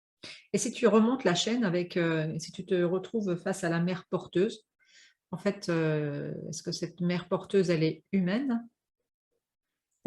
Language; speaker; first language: French; native; French